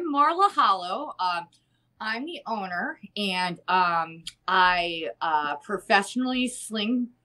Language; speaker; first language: English; native; English